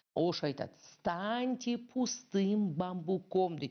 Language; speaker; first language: Russian; non-native, local second language; Kazakh